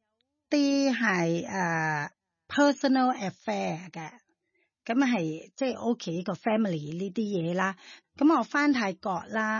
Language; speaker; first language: Cantonese; non-native, learner; Thai